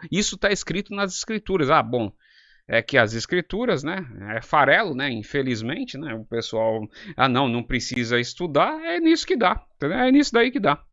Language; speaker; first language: Portuguese; native; Portuguese